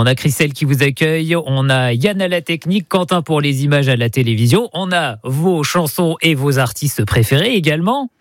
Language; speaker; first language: French; native; French